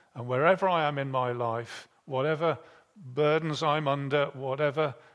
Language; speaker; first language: English; native; English